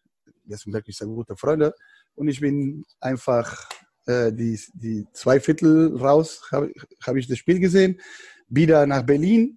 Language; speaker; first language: German; non-native, fluent; Spanish